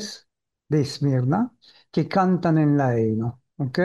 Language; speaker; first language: Spanish; early bilingual, heritage; Ladino